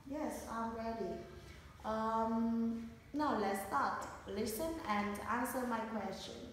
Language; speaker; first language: English; non-native, fluent; Vietnamese